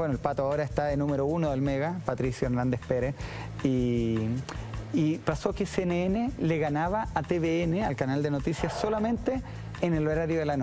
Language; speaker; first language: Spanish; native; Spanish